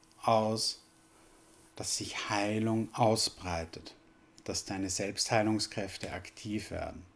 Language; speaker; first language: German; native; German